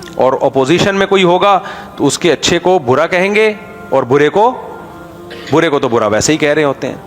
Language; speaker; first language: Urdu; native; Urdu